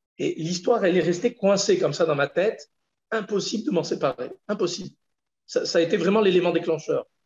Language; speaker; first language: French; native; French